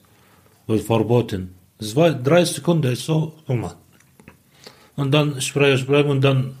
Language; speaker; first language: German; non-native, learner; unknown